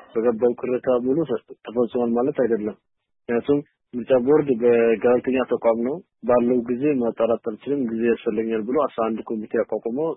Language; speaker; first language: Amharic; non-native, local second language; Somali